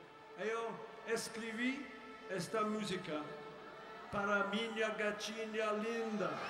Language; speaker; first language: Portuguese; non-native, learner; English